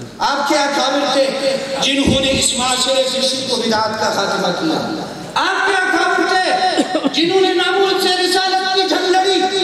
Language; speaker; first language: Urdu; non-native, local second language; Pashto